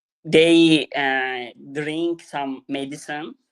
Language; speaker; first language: English; non-native, learner; Azerbaijani